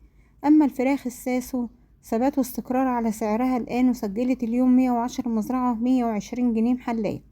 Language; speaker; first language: Arabic; native; Arabic